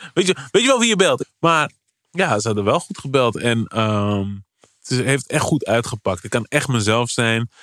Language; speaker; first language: Dutch; early bilingual, other home language; Kabuverdianu